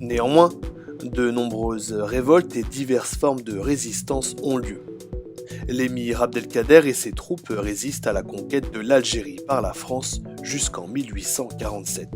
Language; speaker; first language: French; native; French